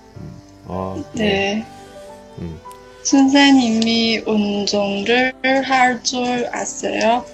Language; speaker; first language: Korean; non-native, learner; Chinese